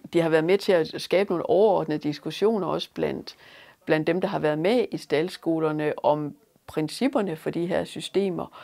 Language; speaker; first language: Danish; native; Danish